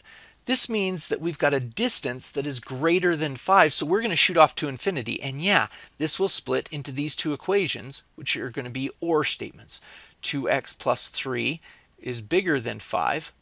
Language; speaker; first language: English; native; English